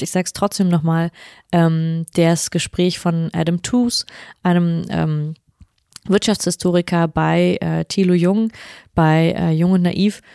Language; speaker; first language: German; native; German